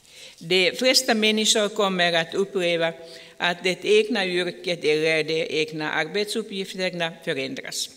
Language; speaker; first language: Swedish; non-native, fluent; Finnish